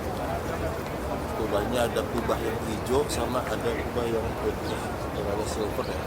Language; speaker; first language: Indonesian; native; Indonesian